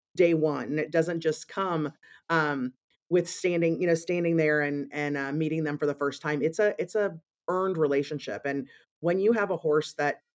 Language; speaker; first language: English; native; English